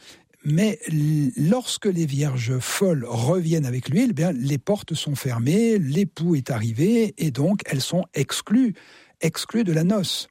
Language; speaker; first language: French; native; French